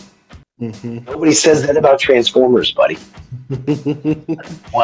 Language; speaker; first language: English; native; English